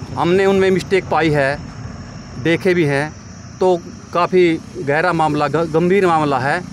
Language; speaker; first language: Hindi; native; Hindi